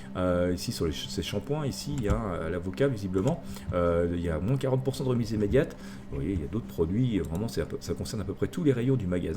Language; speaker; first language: French; native; French